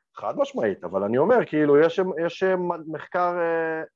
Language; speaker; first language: Hebrew; early bilingual, other home language; Romanian